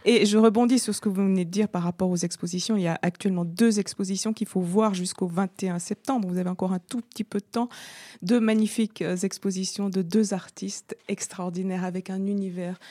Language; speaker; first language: French; native; French